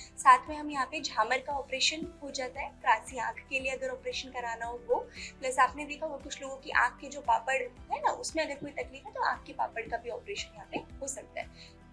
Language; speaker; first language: Hindi; non-native, local second language; Gujarati